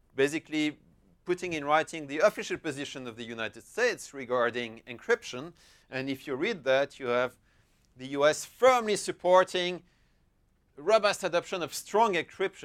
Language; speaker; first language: English; non-native, fluent; French